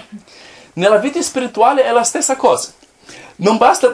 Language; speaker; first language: Italian; non-native, fluent; Portuguese